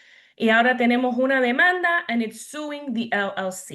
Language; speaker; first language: Spanish; early bilingual, heritage; English